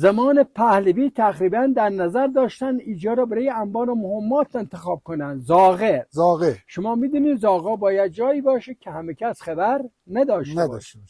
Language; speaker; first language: Persian; native; Persian